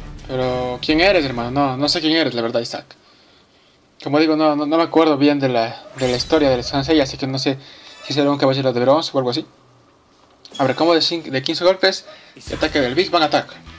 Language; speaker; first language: Spanish; native; Spanish